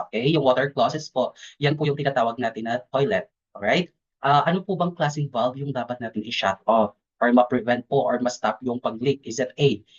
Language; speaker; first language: Filipino; native; Filipino